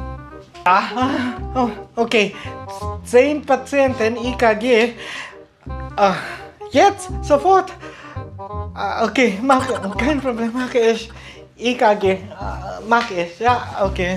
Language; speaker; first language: German; non-native, learner; Filipino